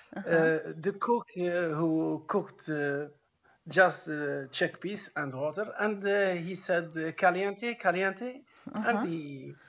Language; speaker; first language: English; non-native, fluent; Arabic